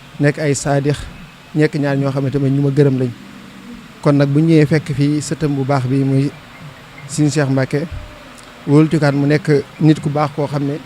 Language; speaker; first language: Wolof; native; Wolof